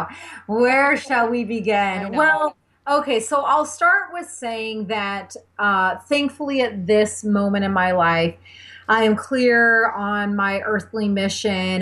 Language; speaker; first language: English; native; English